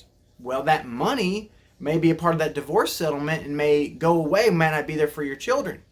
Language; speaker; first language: English; native; English